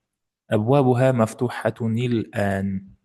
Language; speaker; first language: Arabic; non-native, fluent; Uzbek